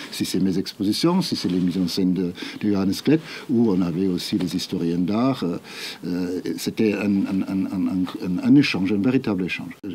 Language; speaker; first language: French; non-native, fluent; German